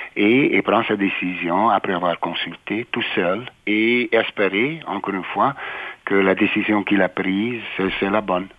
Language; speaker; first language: French; non-native, fluent; Hungarian